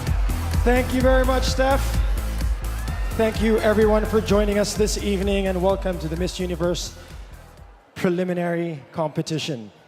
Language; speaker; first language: English; non-native, local second language; Filipino